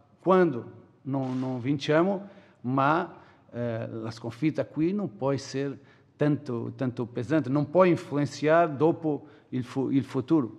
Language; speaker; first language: Italian; non-native, learner; Portuguese